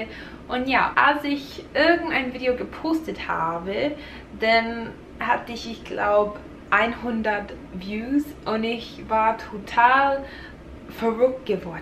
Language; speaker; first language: German; non-native, fluent; English